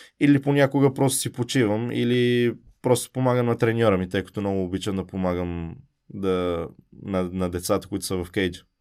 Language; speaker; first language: Bulgarian; early bilingual, heritage; Bulgarian